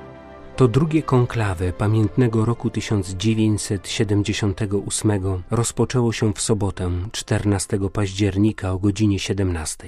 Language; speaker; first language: Polish; native; Polish